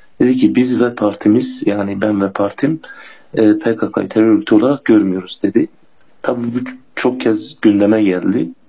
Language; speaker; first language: Turkish; non-native, local second language; Kurdish